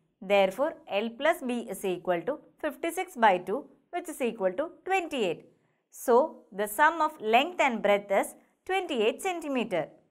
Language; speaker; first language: English; non-native, local second language; Malayalam